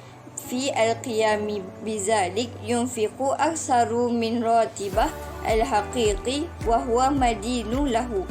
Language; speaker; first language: Arabic; non-native, learner; Malay